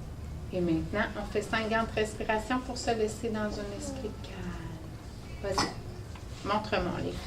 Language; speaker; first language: French; native; French